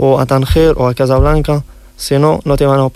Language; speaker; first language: Spanish; non-native, learner; Riffian